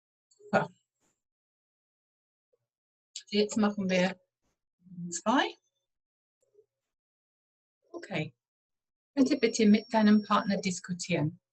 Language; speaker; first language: German; non-native, fluent; English